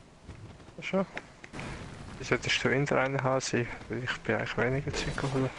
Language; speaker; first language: German; native; German